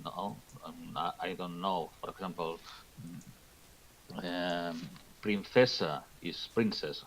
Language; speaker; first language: English; non-native, learner; Catalan